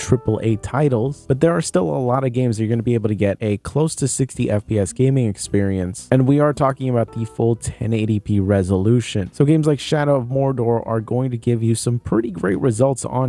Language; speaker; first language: English; native; English